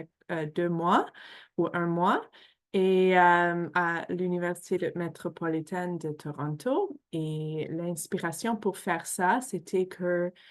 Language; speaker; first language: French; non-native, fluent; English